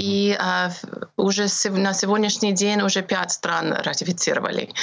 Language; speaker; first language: Russian; non-native, fluent; English